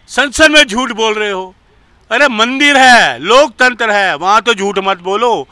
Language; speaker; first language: Hindi; native; Hindi